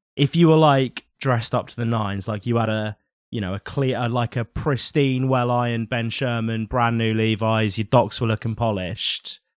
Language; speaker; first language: English; native; English